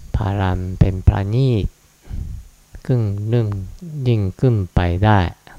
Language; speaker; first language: Thai; non-native, fluent; Japanese